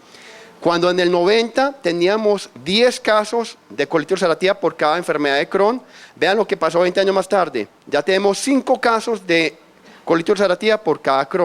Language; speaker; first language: Spanish; native; Spanish